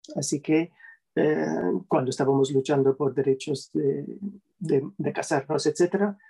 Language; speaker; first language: Spanish; non-native, fluent; English